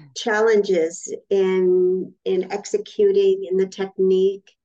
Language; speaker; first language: English; native; English